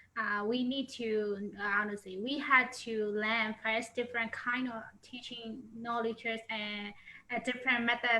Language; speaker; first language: English; non-native, learner; Burmese